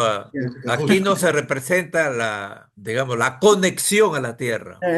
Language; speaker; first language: Spanish; native; Spanish